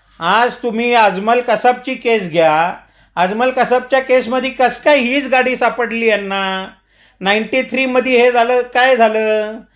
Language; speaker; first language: Marathi; non-native, local second language; Marwari